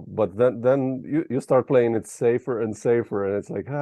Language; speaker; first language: English; non-native, fluent; Slovenian